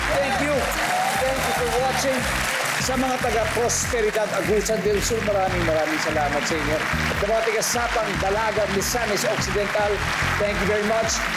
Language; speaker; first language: Filipino; native; Filipino